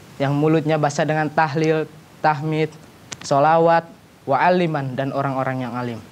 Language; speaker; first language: Indonesian; native; Indonesian